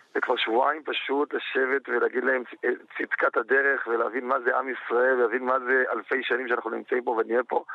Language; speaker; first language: Hebrew; native; Hebrew